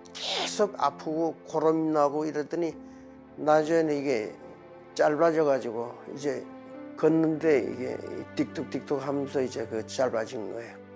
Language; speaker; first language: Korean; native; Korean